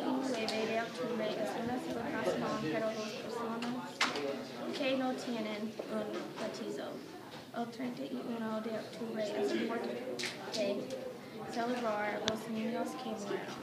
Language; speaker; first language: Spanish; non-native, learner; English